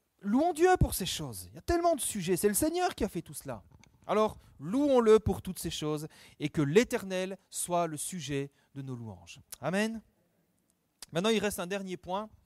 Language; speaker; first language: French; native; French